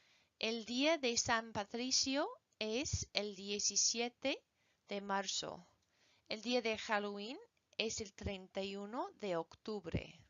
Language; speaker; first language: Spanish; non-native, fluent; English